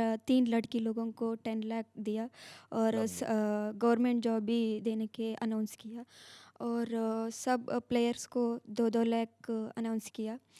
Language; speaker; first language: Hindi; non-native, local second language; Kannada